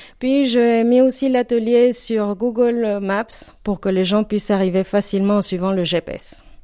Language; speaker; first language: French; non-native, fluent; Spanish